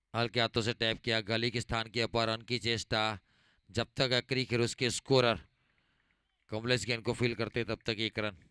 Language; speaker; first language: Hindi; non-native, local second language; Gujarati